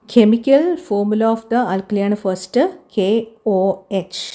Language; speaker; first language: English; non-native, local second language; Malayalam